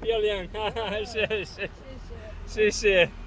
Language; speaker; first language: Chinese; non-native, learner; English